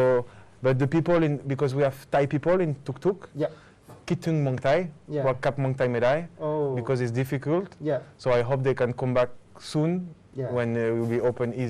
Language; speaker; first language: English; non-native, fluent; French